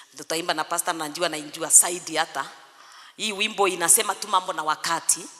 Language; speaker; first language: Swahili; non-native, local second language; Kikuyu